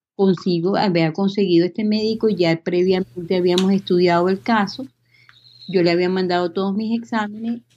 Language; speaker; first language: Spanish; native; Spanish